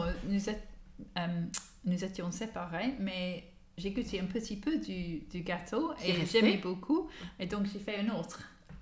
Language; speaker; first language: French; non-native, learner; English